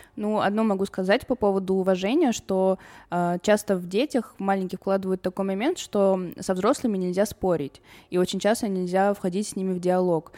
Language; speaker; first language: Russian; early bilingual, other home language; Armenian